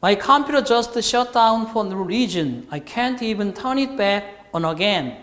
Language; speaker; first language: English; non-native, fluent; Korean